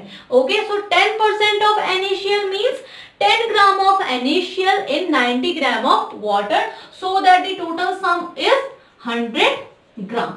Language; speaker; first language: English; non-native, local second language; Hindi